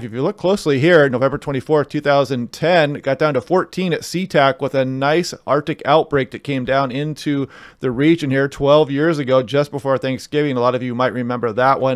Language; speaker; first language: English; native; English